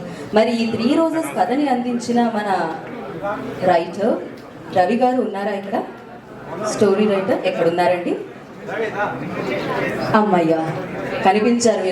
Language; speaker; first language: Telugu; native; Telugu